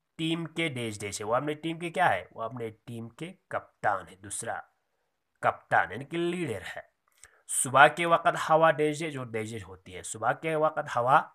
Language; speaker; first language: Urdu; non-native, local second language; Kashmiri